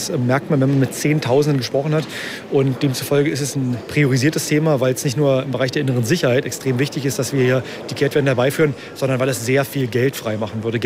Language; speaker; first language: German; native; German